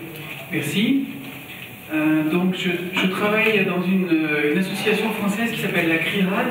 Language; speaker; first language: French; native; French